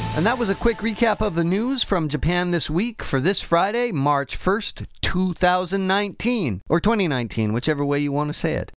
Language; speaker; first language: English; native; English